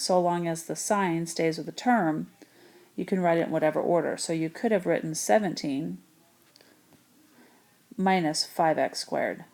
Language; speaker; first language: English; native; English